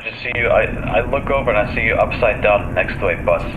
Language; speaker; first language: English; native; English